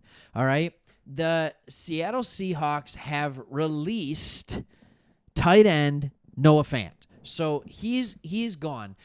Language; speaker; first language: English; native; English